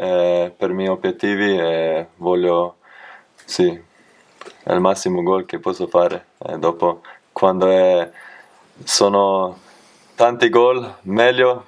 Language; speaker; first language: Italian; non-native, learner; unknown